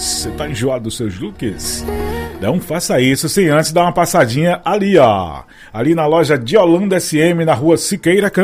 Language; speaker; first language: Portuguese; native; Portuguese